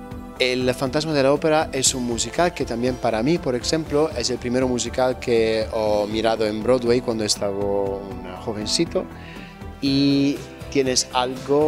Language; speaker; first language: Spanish; non-native, fluent; Italian